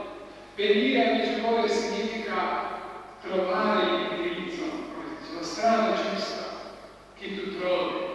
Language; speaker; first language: Italian; non-native, fluent; Croatian